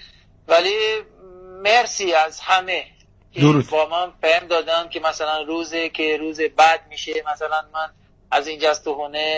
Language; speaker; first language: Persian; non-native, learner; Portuguese